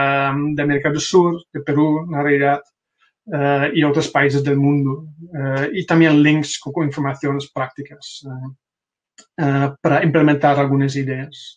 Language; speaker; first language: Spanish; non-native, fluent; Dutch